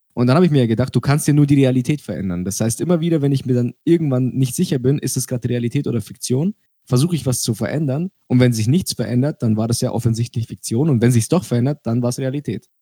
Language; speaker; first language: German; early bilingual, other home language; Russian